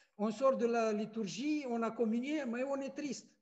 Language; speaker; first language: French; non-native, fluent; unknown